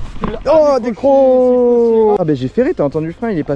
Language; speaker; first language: French; native; French